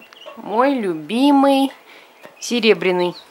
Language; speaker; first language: Russian; native; Russian